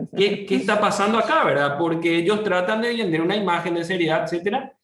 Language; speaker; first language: Spanish; native; Spanish